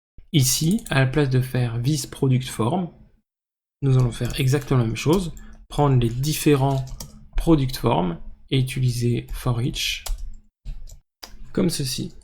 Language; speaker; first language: French; native; French